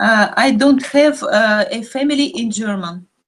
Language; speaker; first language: English; non-native, learner; Russian